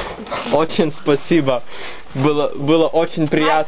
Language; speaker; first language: Russian; non-native, learner; Lithuanian